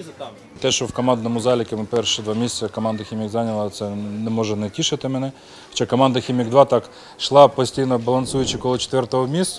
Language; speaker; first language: Ukrainian; native; Ukrainian